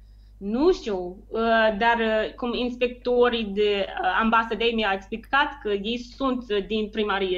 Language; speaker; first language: Romanian; non-native, learner; English